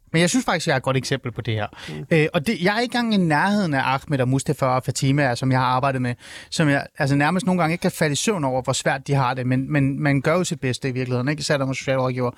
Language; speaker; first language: Danish; early bilingual, other home language; Persian